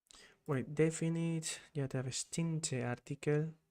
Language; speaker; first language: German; non-native, learner; Spanish